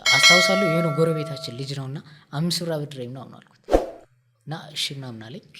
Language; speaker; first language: Amharic; non-native, local second language; Tigrinya